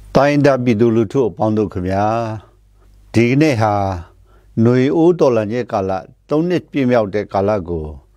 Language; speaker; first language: Burmese; non-native, local second language; Kachin